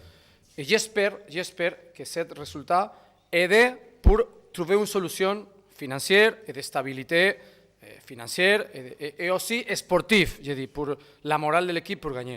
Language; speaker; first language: French; non-native, fluent; Spanish